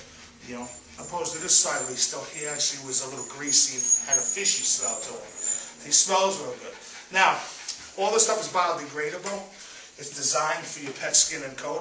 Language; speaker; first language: English; native; English